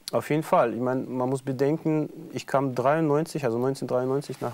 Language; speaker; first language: German; non-native, fluent; Russian